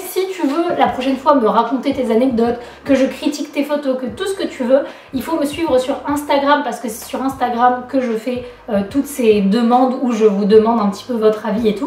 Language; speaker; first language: French; native; French